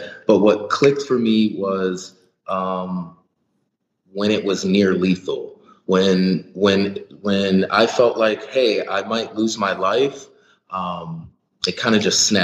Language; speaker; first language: English; native; English